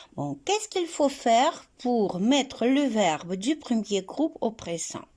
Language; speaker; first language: French; non-native, fluent; Ukrainian